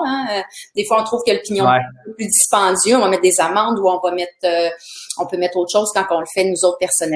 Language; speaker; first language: French; native; French